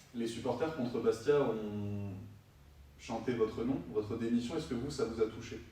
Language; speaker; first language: French; native; French